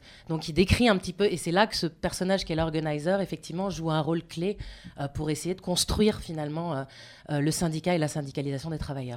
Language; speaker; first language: French; native; French